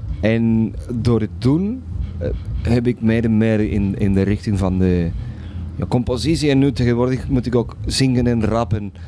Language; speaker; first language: Dutch; non-native, fluent; Spanish